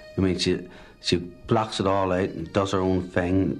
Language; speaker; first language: English; native; English